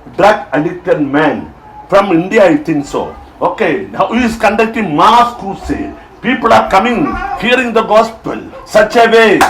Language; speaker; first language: English; non-native, local second language; Malayalam